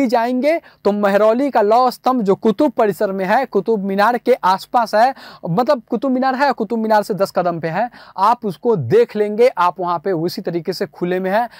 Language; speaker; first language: Hindi; native; Hindi